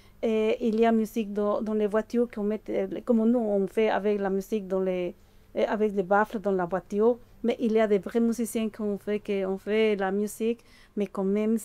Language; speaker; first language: French; non-native, fluent; Spanish